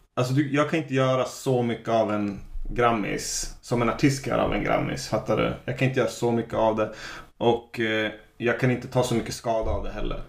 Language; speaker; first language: Swedish; native; Swedish